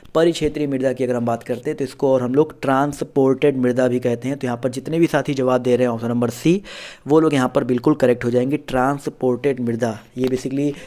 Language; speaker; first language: Hindi; native; Hindi